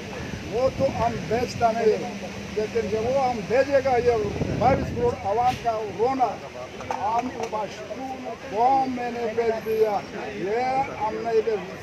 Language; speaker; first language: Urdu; non-native, local second language; Pashto